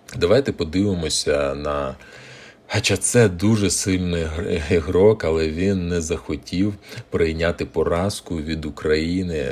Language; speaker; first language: Ukrainian; non-native, local second language; Russian